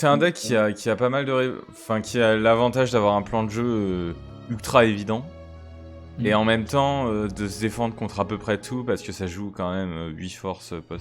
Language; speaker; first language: French; native; French